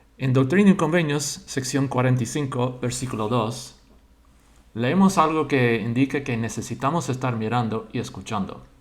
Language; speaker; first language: Spanish; non-native, fluent; English